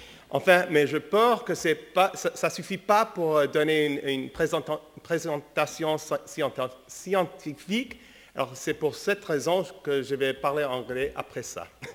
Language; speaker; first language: French; early bilingual, other home language; English